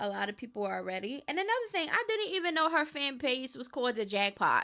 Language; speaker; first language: English; native; English